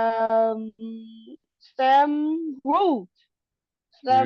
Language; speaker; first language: English; non-native, learner; Thai